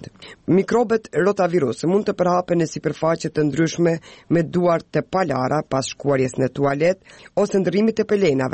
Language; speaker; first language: Albanian; native; Albanian